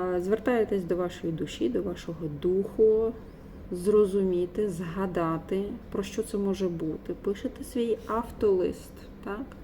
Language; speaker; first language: Ukrainian; non-native, local second language; Russian